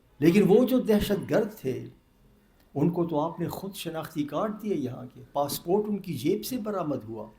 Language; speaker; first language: Urdu; non-native, local second language; Northern Hindko